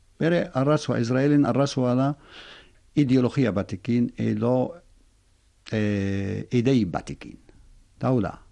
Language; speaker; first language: Basque; non-native, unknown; Arabic